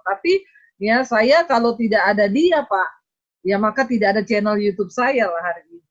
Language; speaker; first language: Indonesian; native; Indonesian